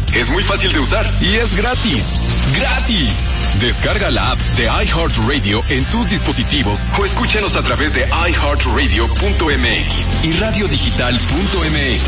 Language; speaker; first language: Spanish; native; Spanish